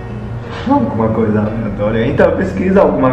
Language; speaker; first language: Portuguese; non-native, fluent; Chinese